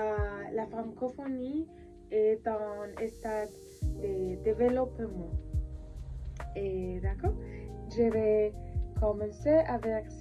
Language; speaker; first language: French; non-native, learner; Spanish